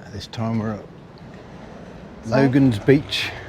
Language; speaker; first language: English; native; English